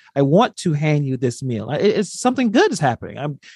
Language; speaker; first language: English; native; English